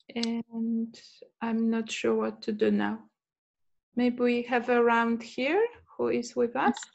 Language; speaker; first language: English; non-native, fluent; Polish